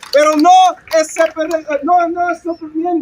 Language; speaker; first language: Spanish; early bilingual, heritage; Spanish